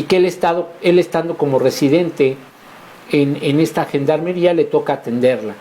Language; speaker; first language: Spanish; native; Spanish